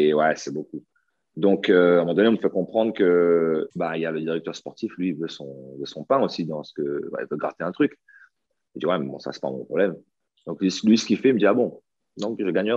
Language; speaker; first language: French; native; French